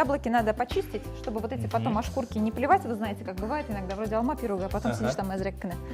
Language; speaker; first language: Russian; native; Russian